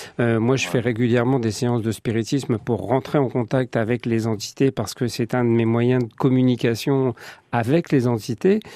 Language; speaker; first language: French; native; French